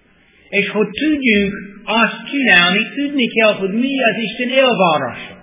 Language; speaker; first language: Hungarian; non-native, fluent; English